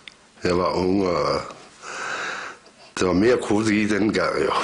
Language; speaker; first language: Danish; non-native, fluent; Turkish